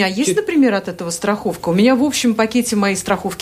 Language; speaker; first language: Russian; native; Russian